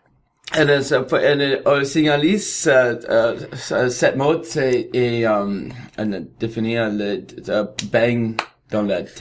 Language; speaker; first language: French; non-native, learner; Russian